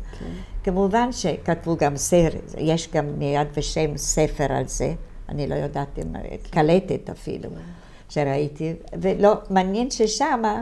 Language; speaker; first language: Hebrew; non-native, fluent; Italian